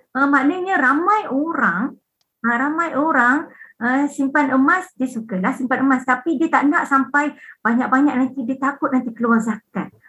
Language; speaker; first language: Malay; non-native, local second language; Western Cham